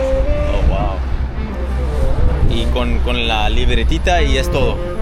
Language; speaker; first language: Spanish; early bilingual, heritage; Spanish